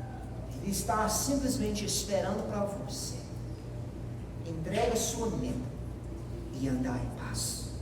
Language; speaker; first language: Portuguese; non-native, fluent; English